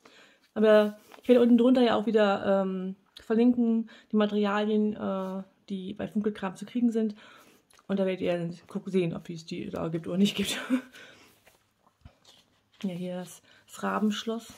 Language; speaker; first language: German; native; German